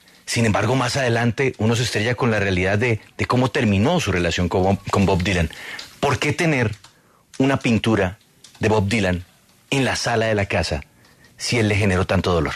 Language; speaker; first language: Spanish; native; Spanish